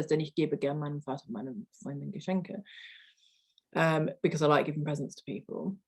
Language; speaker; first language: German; non-native, fluent; English